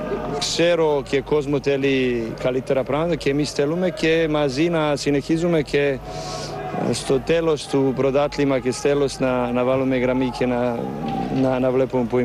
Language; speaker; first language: Greek; non-native, fluent; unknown